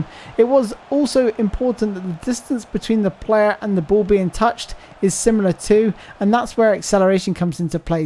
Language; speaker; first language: English; native; English